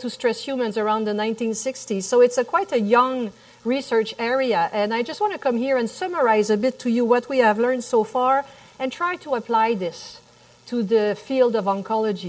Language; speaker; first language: English; non-native, fluent; French